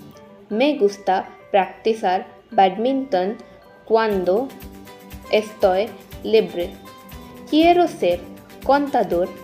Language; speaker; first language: Spanish; non-native, learner; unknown